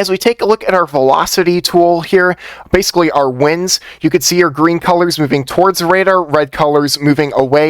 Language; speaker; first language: English; native; English